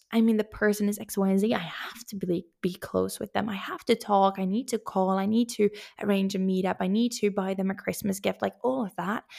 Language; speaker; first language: English; non-native, fluent; Finnish